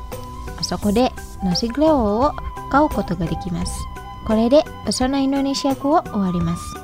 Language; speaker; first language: Japanese; non-native, fluent; Indonesian